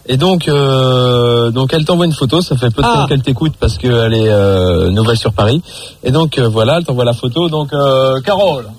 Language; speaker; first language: French; native; French